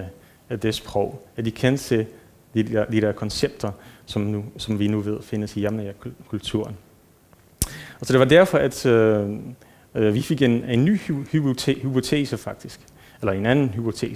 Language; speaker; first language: Danish; non-native, fluent; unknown